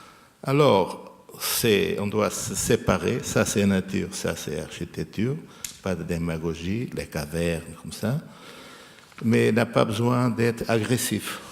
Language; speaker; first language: French; non-native, fluent; Portuguese